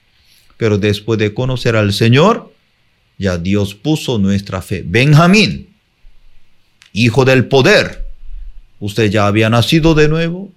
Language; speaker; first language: Spanish; non-native, fluent; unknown